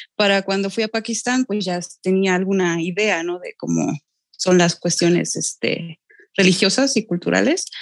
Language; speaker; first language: Spanish; native; Spanish